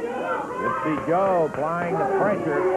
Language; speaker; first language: English; native; English